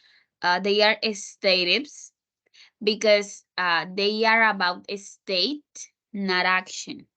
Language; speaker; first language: English; non-native, fluent; Spanish